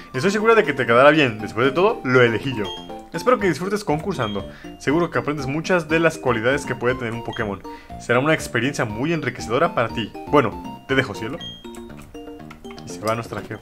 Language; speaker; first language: Spanish; native; Spanish